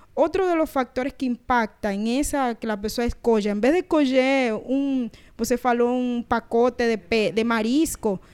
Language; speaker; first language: Portuguese; non-native, learner; Spanish